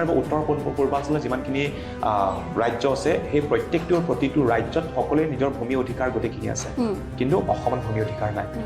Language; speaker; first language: Assamese; non-native, local second language; Karbi